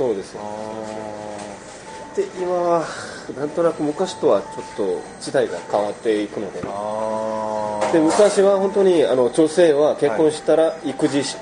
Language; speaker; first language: Japanese; non-native, fluent; Korean